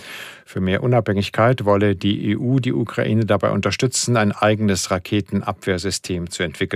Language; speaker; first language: German; native; German